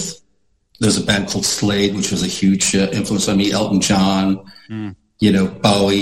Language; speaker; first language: English; non-native, fluent; Icelandic